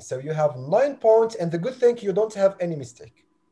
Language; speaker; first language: English; non-native, fluent; Arabic